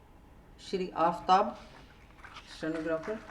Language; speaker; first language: Hindi; native; Hindi